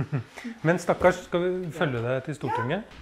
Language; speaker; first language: Norwegian; native; Norwegian